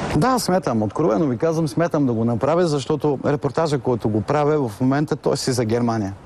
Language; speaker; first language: Bulgarian; non-native, fluent; German